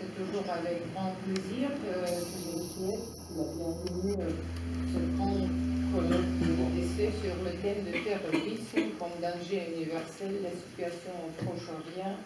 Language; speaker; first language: French; non-native, fluent; Russian